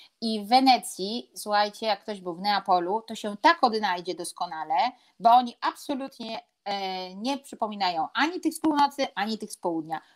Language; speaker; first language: Polish; native; Polish